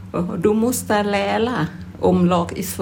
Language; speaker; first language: Swedish; non-native, learner; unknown